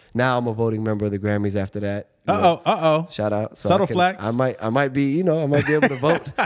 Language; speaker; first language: English; native; English